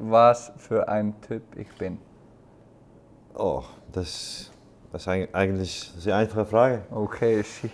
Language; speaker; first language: German; non-native, fluent; Icelandic